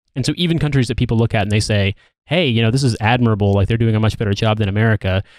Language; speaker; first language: English; native; English